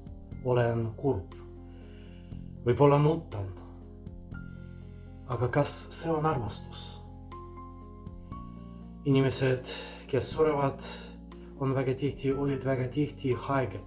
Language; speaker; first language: Estonian; non-native, fluent; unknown